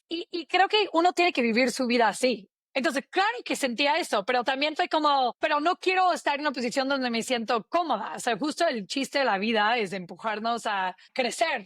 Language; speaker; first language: Spanish; non-native, fluent; English